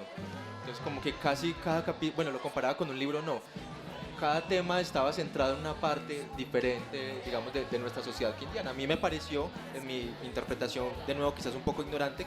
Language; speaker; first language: Spanish; native; Spanish